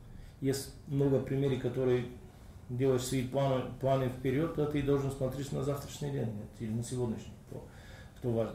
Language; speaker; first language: Russian; non-native, learner; Bulgarian